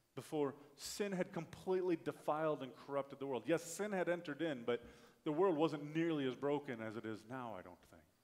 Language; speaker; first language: English; native; English